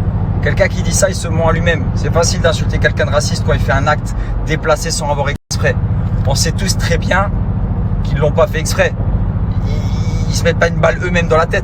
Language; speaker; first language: French; native; French